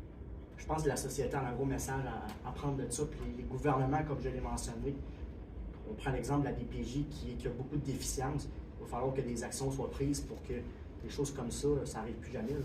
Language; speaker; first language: French; native; French